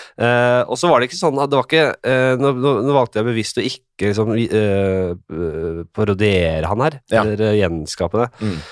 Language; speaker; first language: Norwegian; native; Norwegian